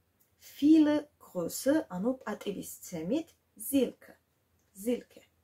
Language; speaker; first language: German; non-native, fluent; Georgian